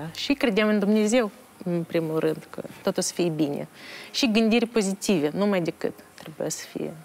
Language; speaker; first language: Romanian; non-native, local second language; Russian